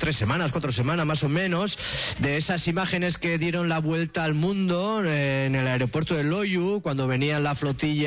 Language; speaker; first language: Spanish; native; Spanish